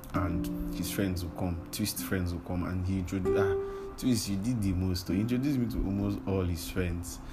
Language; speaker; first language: English; non-native, local second language; Yoruba